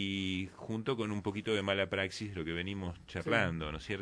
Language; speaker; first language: Spanish; native; Spanish